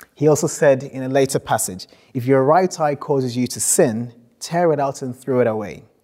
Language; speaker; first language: English; non-native, local second language; Akan